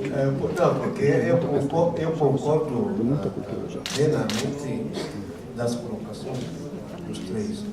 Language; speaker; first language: Portuguese; non-native, fluent; Arabic